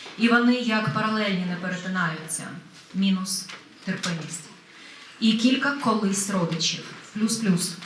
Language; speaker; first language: Ukrainian; native; Ukrainian